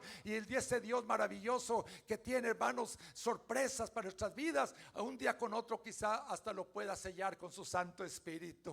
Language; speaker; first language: Spanish; native; Spanish